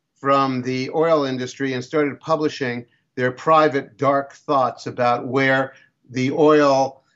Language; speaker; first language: English; native; English